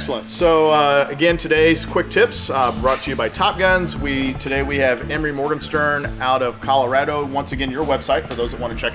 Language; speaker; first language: English; native; English